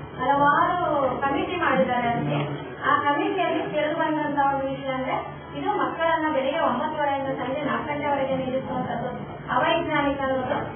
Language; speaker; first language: Kannada; native; Kannada